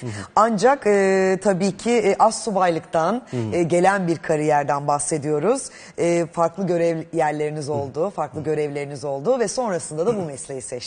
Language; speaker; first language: Turkish; native; Turkish